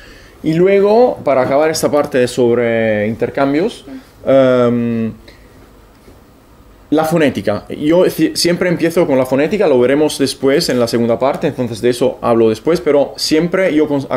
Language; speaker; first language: Spanish; non-native, fluent; Italian